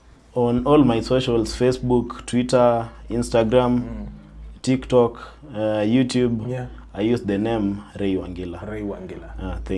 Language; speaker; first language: English; non-native, local second language; Swahili